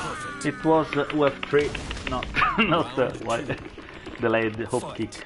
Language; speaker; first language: English; non-native, learner; Italian